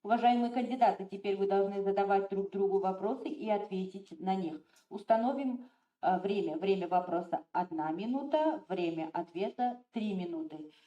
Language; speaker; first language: Russian; non-native, local second language; Kazakh